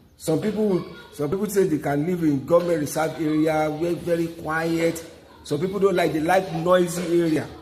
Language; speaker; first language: English; non-native, local second language; Yoruba